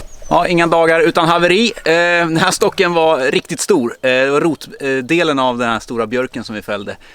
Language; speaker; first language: Swedish; native; Swedish